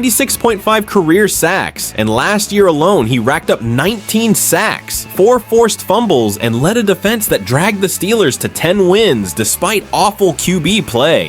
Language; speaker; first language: English; native; English